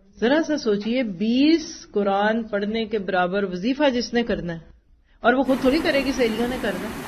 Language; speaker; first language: Urdu; native; Urdu